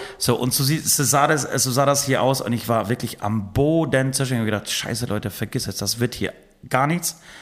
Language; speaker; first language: German; early bilingual, other home language; Polish